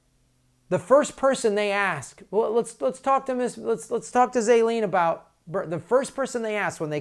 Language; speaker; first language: English; native; English